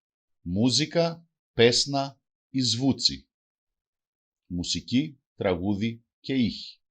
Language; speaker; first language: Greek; non-native, local second language; Macedonian